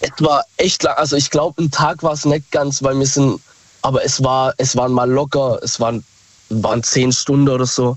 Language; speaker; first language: German; native; German